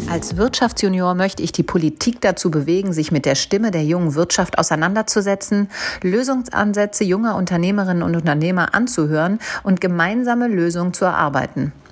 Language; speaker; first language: German; native; German